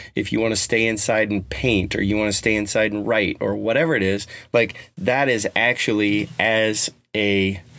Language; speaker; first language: English; native; English